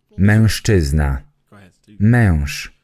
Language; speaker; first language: Polish; non-native, learner; English